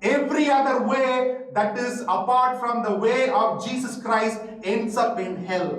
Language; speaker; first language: English; non-native, local second language; Tamil